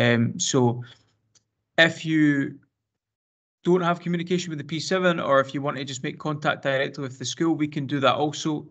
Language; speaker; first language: English; native; English